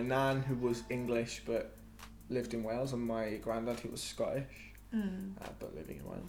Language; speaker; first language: English; native; English